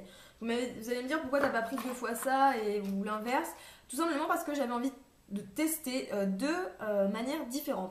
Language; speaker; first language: French; native; French